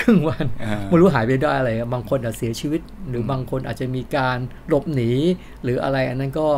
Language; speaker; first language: Thai; native; Thai